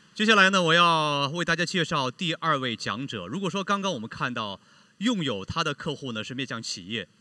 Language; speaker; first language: Chinese; native; Chinese